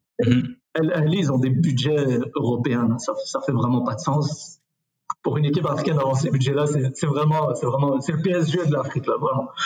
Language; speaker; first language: French; early bilingual, other home language; Arabic